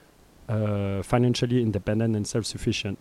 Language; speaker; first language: English; non-native, fluent; French